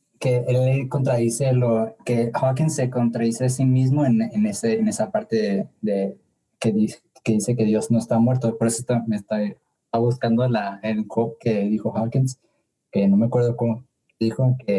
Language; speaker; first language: Spanish; early bilingual, heritage; English